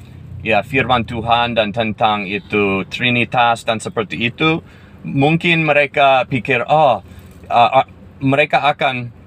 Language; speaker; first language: Indonesian; non-native, fluent; English